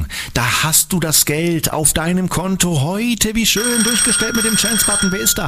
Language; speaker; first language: German; native; German